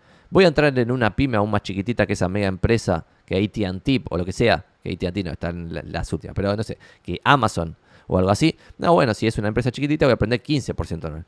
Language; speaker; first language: Spanish; native; Spanish